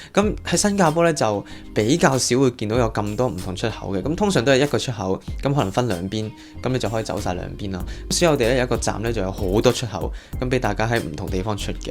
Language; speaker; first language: Cantonese; native; Cantonese